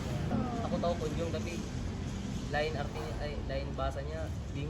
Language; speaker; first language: Indonesian; non-native, learner; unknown